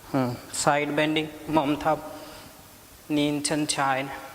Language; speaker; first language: Vietnamese; non-native, learner; Hindi